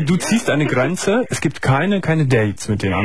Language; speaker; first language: German; native; German